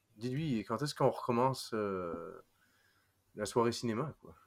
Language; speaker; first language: French; non-native, fluent; English